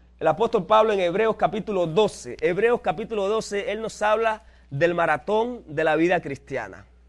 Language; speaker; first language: Spanish; native; Spanish